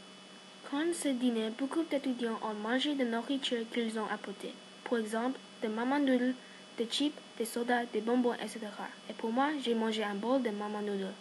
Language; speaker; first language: French; non-native, learner; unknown